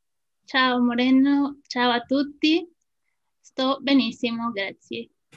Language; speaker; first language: Italian; non-native, fluent; Spanish